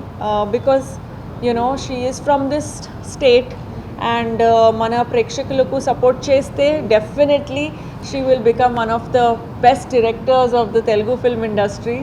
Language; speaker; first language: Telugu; non-native, fluent; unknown